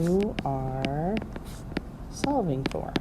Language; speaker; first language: English; native; English